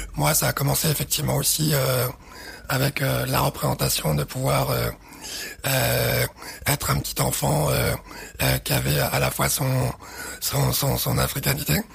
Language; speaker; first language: French; early bilingual, other home language; Arabic